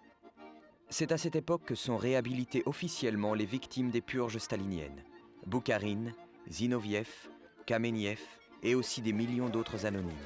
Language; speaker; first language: French; native; French